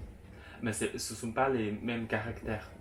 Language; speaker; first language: French; non-native, fluent; Chinese